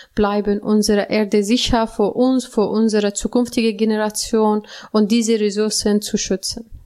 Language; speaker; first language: German; non-native, learner; Arabic